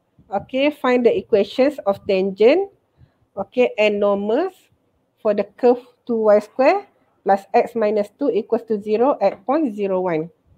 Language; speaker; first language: English; non-native, local second language; Malay